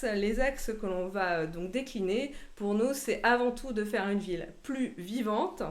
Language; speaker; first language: French; native; French